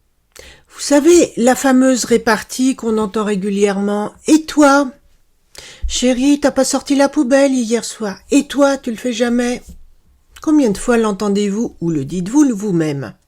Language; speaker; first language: French; native; French